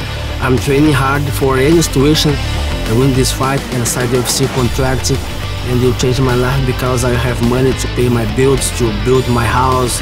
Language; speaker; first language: English; non-native, fluent; Portuguese